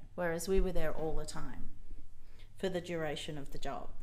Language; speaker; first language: English; native; English